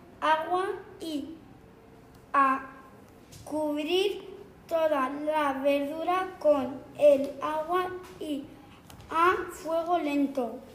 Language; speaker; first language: Spanish; non-native, learner; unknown